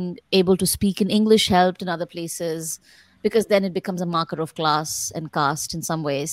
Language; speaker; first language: English; non-native, local second language; Tamil